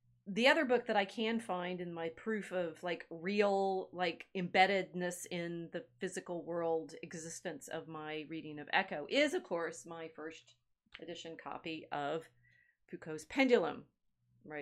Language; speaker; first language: English; native; English